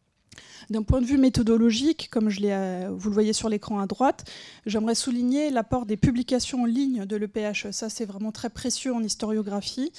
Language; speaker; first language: French; native; French